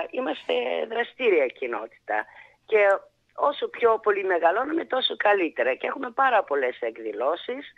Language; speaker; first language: Greek; early bilingual, heritage; Bulgarian